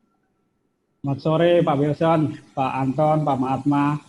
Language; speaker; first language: Indonesian; native; Indonesian